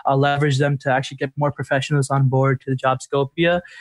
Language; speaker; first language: English; native; English